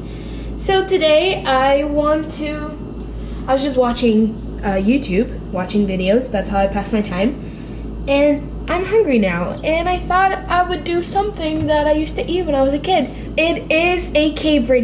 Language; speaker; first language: English; non-native, fluent; Kabuverdianu